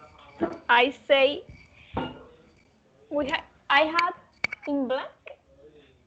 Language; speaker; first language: English; non-native, learner; Spanish